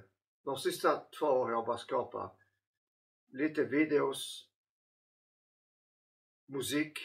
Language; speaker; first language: Swedish; non-native, fluent; French